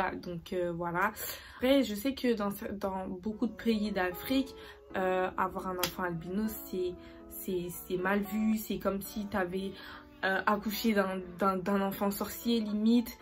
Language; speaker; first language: French; native; French